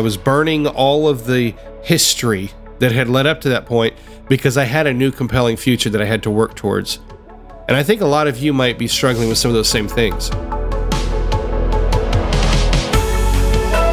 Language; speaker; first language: English; native; English